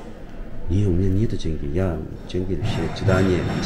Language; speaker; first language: Russian; non-native, learner; Korean